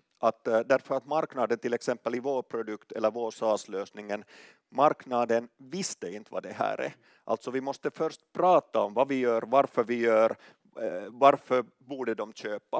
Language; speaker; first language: Swedish; non-native, local second language; Finnish